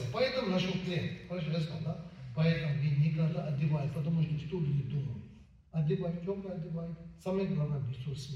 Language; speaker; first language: Russian; non-native, learner; Tibetan